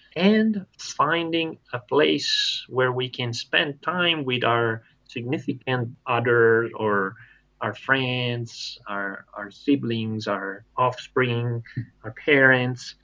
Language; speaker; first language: English; non-native, fluent; Italian